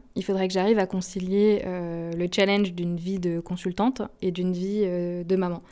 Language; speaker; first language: French; native; French